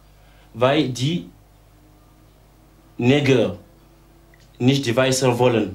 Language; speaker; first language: German; non-native, learner; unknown